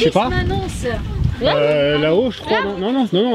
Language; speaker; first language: French; native; French